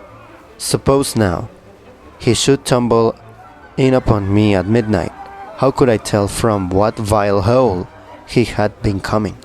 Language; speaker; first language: English; non-native, fluent; Spanish